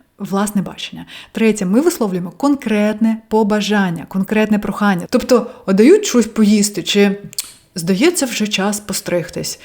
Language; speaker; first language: Ukrainian; non-native, local second language; Russian